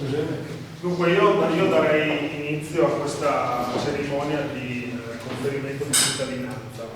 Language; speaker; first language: Italian; native; Italian